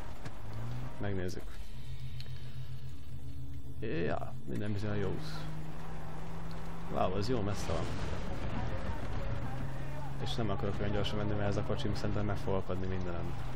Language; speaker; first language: Hungarian; native; Hungarian